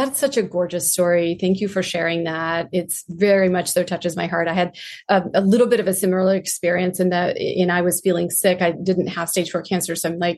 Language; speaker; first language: English; non-native, local second language; Hindi